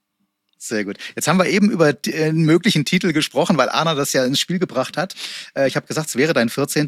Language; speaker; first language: German; native; German